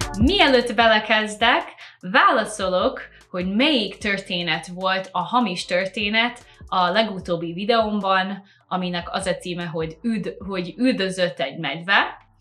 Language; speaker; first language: Hungarian; non-native, fluent; English